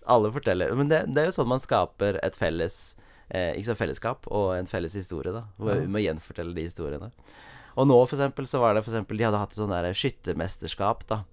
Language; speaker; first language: Norwegian; early bilingual, heritage; Norwegian